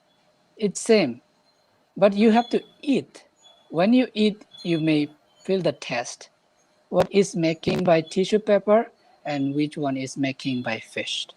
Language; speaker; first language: English; non-native, fluent; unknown